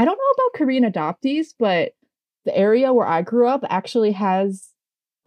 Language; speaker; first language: English; native; English